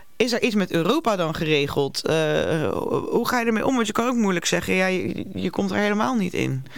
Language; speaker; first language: Dutch; native; Dutch